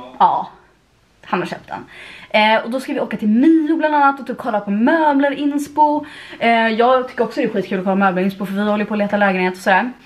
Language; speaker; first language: Swedish; native; Swedish